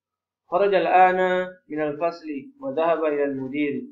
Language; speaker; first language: Arabic; non-native, fluent; Indonesian